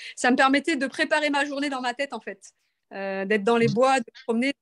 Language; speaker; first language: French; native; French